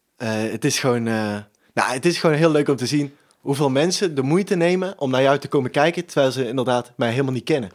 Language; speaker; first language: Dutch; native; Dutch